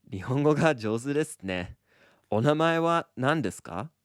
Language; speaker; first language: Japanese; non-native, fluent; English